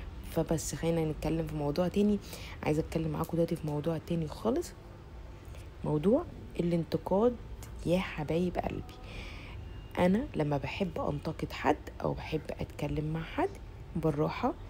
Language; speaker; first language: Arabic; native; Arabic